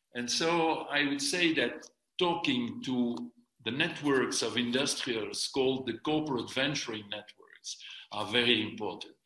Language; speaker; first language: English; non-native, fluent; French